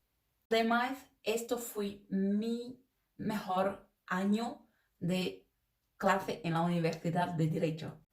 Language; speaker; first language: Spanish; non-native, fluent; Portuguese